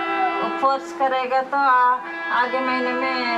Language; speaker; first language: Hindi; non-native, local second language; Odia